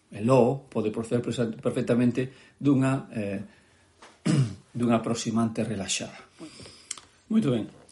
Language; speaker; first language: Galician; native; Galician